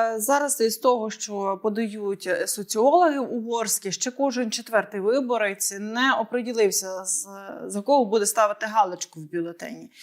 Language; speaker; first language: Ukrainian; native; Ukrainian